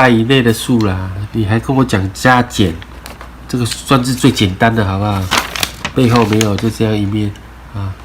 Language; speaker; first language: Chinese; native; Chinese